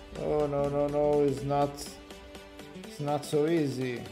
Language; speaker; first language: English; non-native, learner; Portuguese